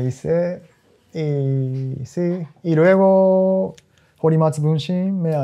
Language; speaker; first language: Spanish; non-native, learner; Japanese